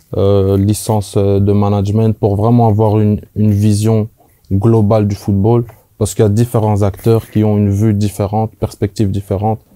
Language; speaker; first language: French; native; French